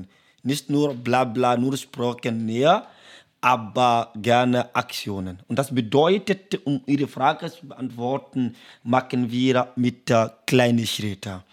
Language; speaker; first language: German; non-native, learner; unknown